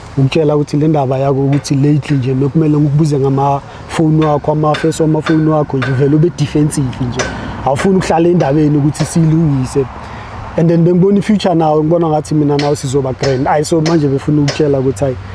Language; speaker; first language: Zulu; non-native, local second language; Southern Sotho